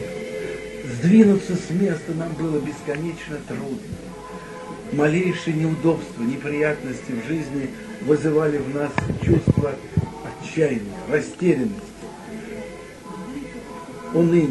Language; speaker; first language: Russian; native; Russian